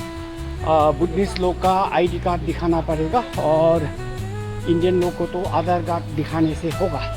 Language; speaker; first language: Hindi; non-native, fluent; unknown